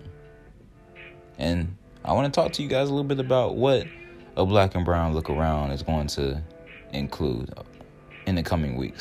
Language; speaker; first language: English; native; English